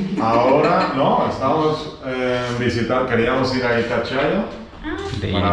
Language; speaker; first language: Spanish; non-native, learner; Portuguese